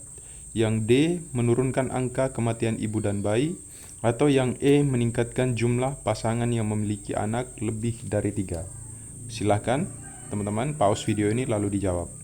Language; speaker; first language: Indonesian; native; Indonesian